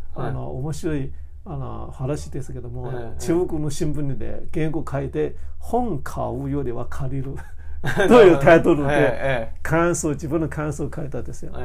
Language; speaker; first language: Japanese; non-native, fluent; Chinese